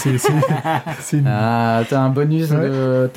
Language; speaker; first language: French; native; French